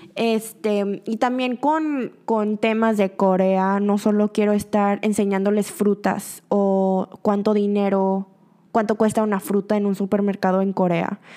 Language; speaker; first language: Spanish; early bilingual, other home language; Korean